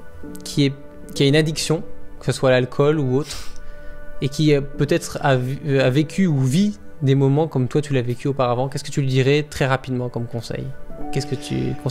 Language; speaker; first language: French; native; French